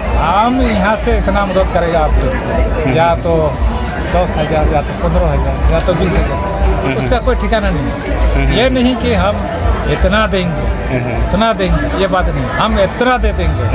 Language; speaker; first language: Hindi; non-native, local second language; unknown